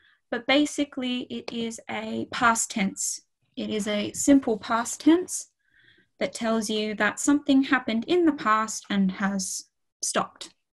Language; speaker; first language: English; native; English